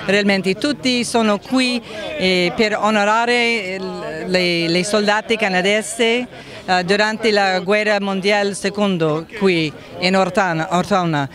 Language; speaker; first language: Italian; non-native, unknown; English